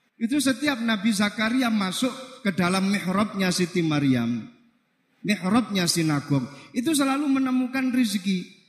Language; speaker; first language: Indonesian; non-native, local second language; Javanese